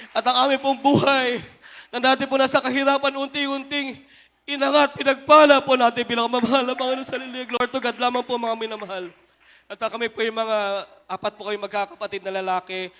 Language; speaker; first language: Filipino; native; Filipino